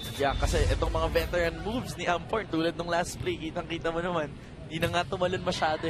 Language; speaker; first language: Filipino; native; Filipino